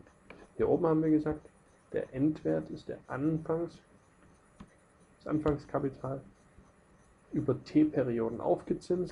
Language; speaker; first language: German; native; German